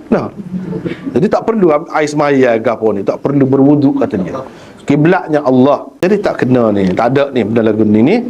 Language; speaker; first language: Malay; native; Malay